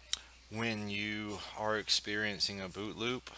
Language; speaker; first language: English; native; English